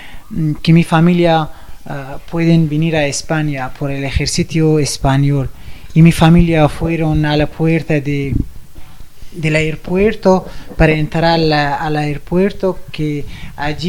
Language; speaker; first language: Spanish; non-native, fluent; Persian